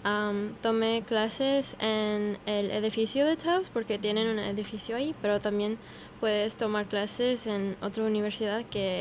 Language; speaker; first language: Spanish; non-native, fluent; English